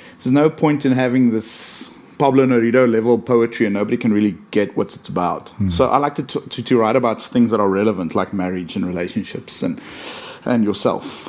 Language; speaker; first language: English; non-native, local second language; Afrikaans